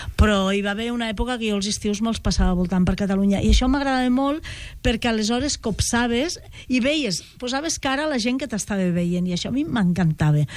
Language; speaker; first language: Catalan; native; Catalan